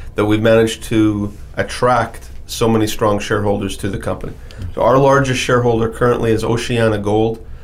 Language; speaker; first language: English; native; English